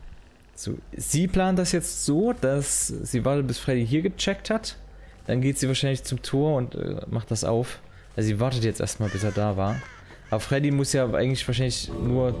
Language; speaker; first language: German; native; German